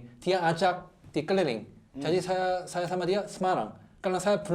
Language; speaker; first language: Indonesian; non-native, learner; Korean